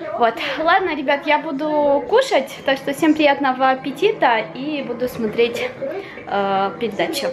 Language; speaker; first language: Russian; early bilingual, heritage; Russian